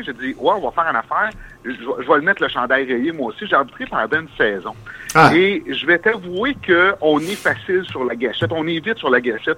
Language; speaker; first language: French; native; French